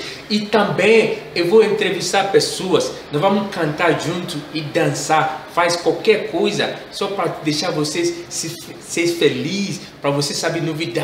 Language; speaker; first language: Portuguese; non-native, learner; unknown